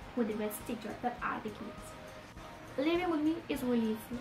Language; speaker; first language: English; non-native, learner; Spanish